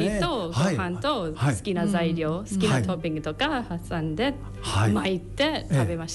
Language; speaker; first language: Japanese; non-native, learner; English